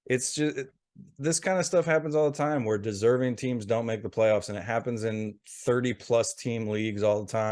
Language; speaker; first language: English; native; English